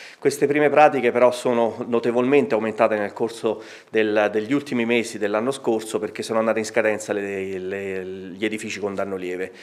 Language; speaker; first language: Italian; native; Italian